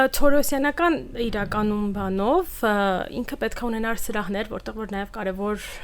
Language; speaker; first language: Armenian; early bilingual, heritage; Armenian